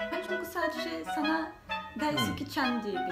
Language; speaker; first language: Turkish; non-native, fluent; Russian